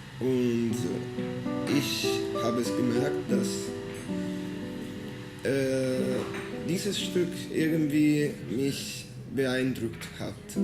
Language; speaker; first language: German; non-native, fluent; Italian